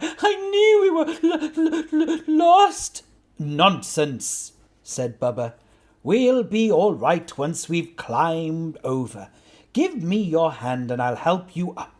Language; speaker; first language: English; native; English